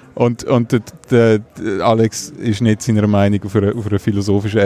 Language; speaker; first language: German; native; German